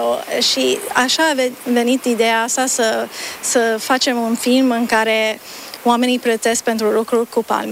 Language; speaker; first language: Romanian; early bilingual, heritage; Romanian